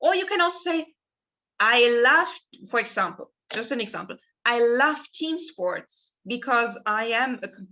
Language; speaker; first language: Portuguese; non-native, fluent; German